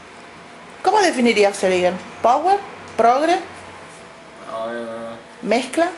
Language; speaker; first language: Spanish; native; Spanish